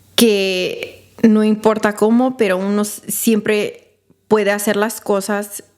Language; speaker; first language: Spanish; early bilingual, heritage; Spanish